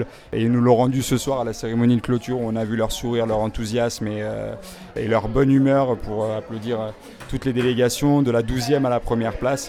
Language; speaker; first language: French; native; French